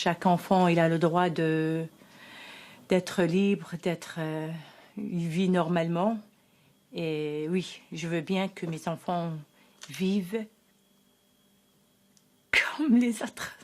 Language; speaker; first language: French; non-native, learner; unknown